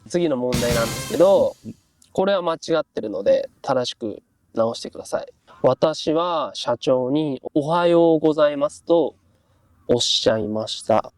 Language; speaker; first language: Japanese; native; Japanese